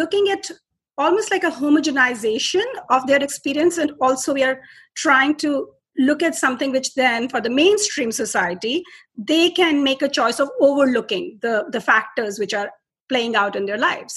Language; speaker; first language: English; non-native, local second language; Hindi